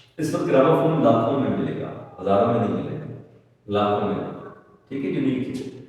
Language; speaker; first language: Urdu; non-native, local second language; Punjabi